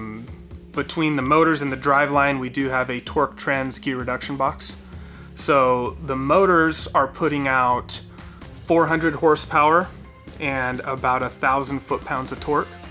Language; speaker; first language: English; native; English